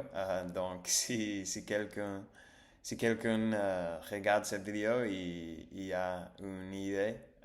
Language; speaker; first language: French; non-native, learner; English